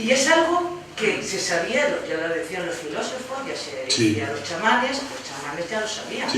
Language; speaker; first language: Spanish; native; Spanish